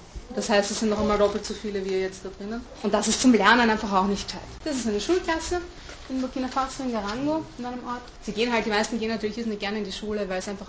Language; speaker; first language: German; native; German